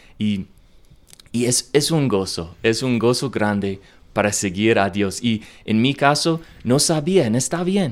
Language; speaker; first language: Spanish; non-native, learner; English